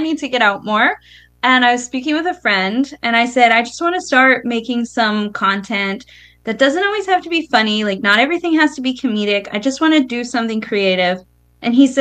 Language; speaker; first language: English; native; English